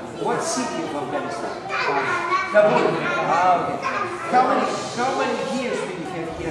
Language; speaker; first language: English; non-native, fluent; Greek